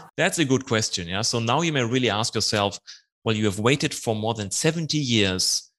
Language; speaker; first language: English; non-native, fluent; German